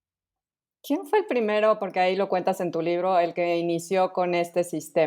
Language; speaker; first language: Spanish; native; Spanish